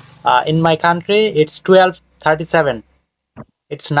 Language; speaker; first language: English; non-native, fluent; Bangla